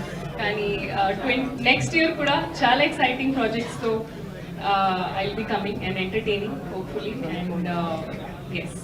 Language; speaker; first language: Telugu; non-native, learner; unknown